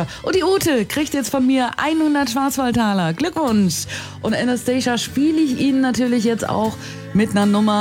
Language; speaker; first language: German; native; German